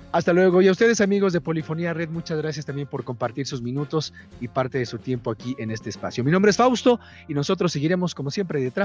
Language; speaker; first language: Spanish; native; Spanish